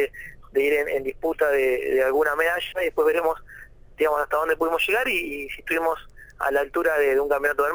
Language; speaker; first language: Spanish; native; Spanish